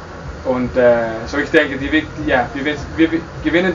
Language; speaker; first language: German; non-native, learner; English